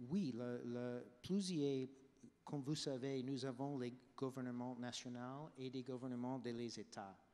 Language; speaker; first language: French; non-native, fluent; English